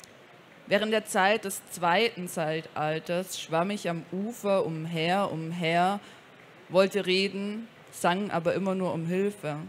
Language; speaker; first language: German; native; German